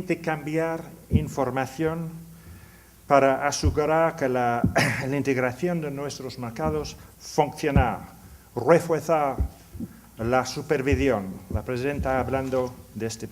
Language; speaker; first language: Spanish; non-native, learner; English